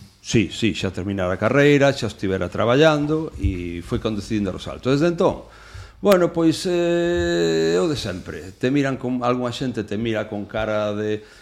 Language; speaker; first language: Galician; non-native, local second language; Spanish